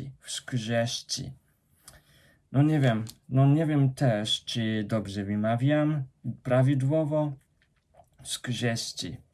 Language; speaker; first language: Polish; non-native, fluent; Japanese